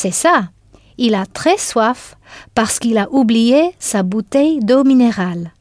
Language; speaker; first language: French; non-native, fluent; English